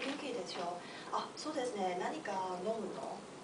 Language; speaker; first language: Japanese; non-native, learner; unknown